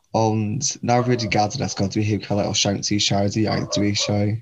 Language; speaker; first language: Welsh; non-native, local second language; English